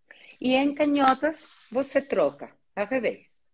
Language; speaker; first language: Portuguese; non-native, learner; Spanish